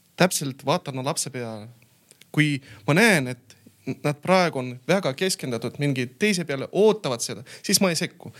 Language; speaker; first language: Estonian; non-native, local second language; Russian